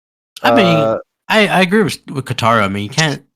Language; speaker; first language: English; native; English